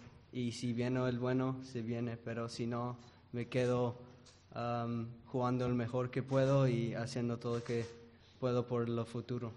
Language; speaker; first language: Spanish; early bilingual, heritage; English